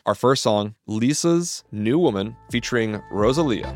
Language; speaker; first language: English; native; English